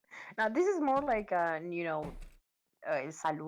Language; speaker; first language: English; non-native, learner; Spanish